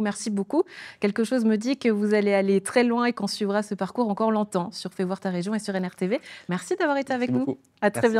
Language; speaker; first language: French; native; French